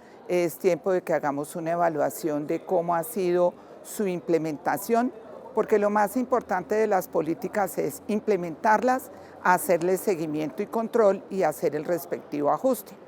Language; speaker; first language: Spanish; native; Spanish